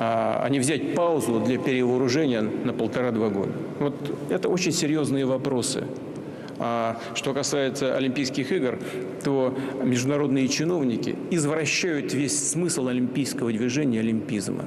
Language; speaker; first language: Russian; native; Russian